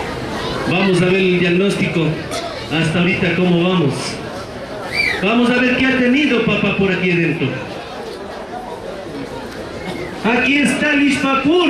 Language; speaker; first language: Spanish; native; Spanish